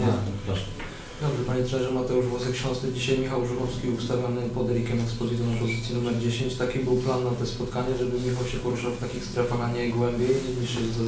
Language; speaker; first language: Polish; native; Polish